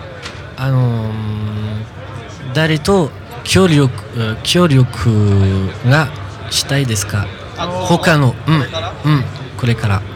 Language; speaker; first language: Japanese; non-native, learner; French